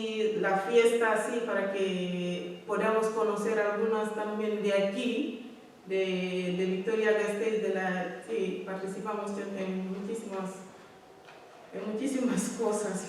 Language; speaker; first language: Spanish; non-native, learner; Fula